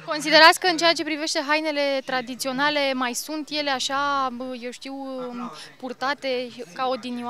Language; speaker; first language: Romanian; native; Romanian